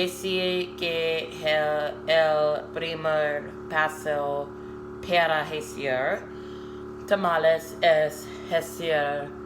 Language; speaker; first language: Spanish; non-native, learner; English